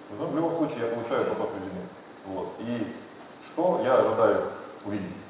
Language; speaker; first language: Russian; native; Russian